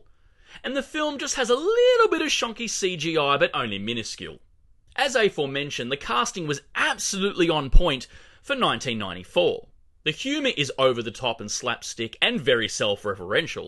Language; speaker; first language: English; native; English